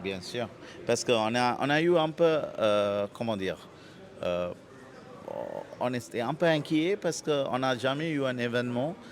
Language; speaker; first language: French; non-native, fluent; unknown